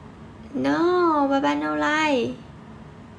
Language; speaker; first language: English; non-native, learner; Vietnamese